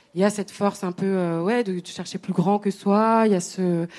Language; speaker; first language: French; non-native, local second language; Arabic